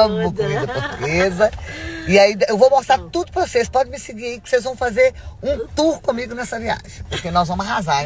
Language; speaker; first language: Portuguese; native; Portuguese